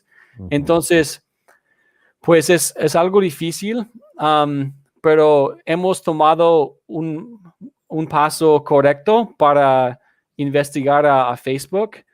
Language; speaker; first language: Spanish; non-native, fluent; English